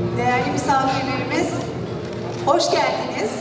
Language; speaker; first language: Turkish; native; Turkish